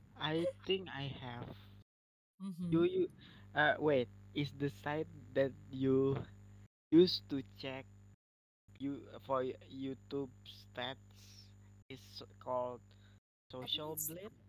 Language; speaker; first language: English; non-native, learner; Indonesian